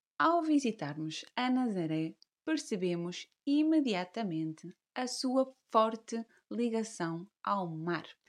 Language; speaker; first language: Portuguese; native; Portuguese